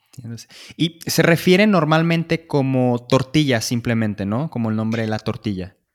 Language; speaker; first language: Spanish; native; Spanish